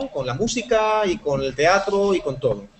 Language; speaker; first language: Spanish; native; Spanish